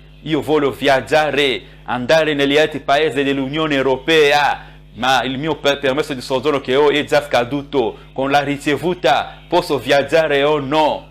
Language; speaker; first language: Italian; non-native, fluent; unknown